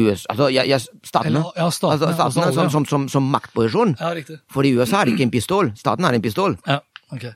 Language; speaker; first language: Norwegian; non-native, fluent; Spanish